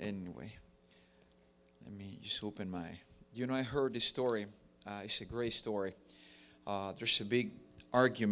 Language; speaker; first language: English; non-native, fluent; Spanish